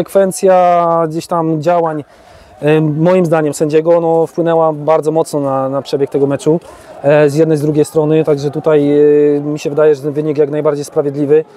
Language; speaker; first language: Polish; native; Polish